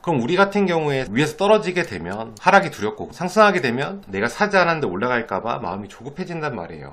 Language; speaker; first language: Korean; native; Korean